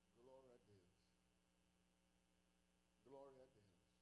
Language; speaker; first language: Portuguese; non-native, learner; English